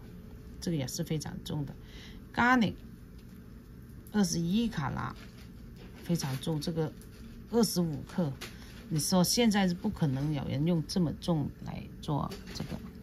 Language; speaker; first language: Chinese; non-native, local second language; Cantonese